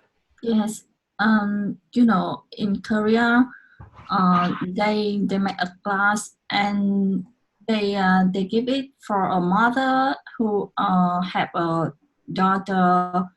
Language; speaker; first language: English; non-native, learner; Vietnamese